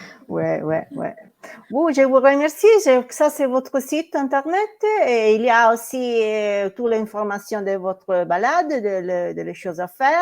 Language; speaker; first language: French; non-native, fluent; Italian